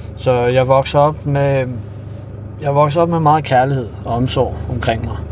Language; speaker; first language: Danish; early bilingual, other home language; Albanian